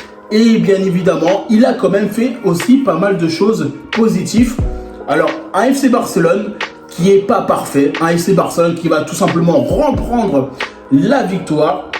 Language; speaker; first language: French; native; French